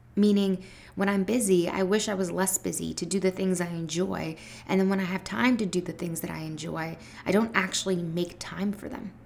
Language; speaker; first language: English; early bilingual, other home language; Spanish